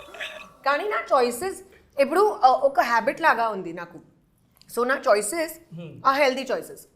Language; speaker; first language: Telugu; non-native, learner; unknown